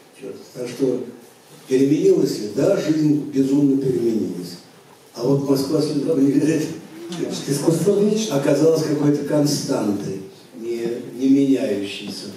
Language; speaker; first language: Russian; native; Russian